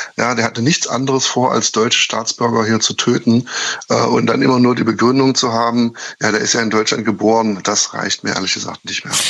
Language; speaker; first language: German; native; German